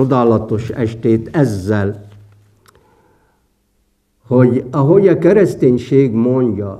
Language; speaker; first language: Hungarian; non-native, fluent; Arabic